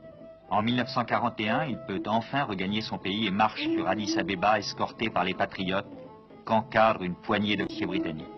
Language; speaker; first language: French; native; French